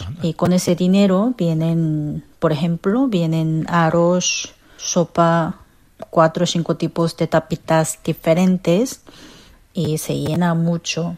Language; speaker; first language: Spanish; non-native, fluent; Korean